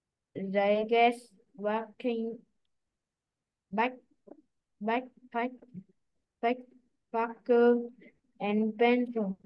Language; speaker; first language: English; non-native, learner; Vietnamese